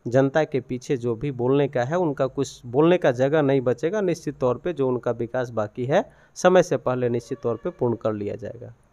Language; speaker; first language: Hindi; native; Hindi